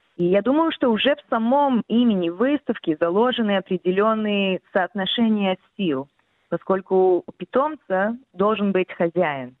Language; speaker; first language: Russian; early bilingual, heritage; Russian